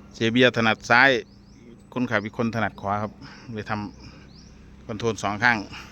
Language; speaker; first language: Thai; native; Thai